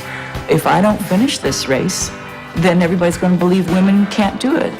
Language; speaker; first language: English; native; English